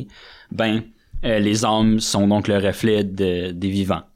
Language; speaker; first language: French; native; French